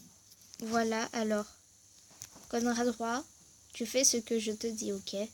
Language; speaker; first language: French; native; French